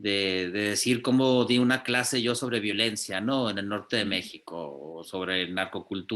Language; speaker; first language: Spanish; native; Spanish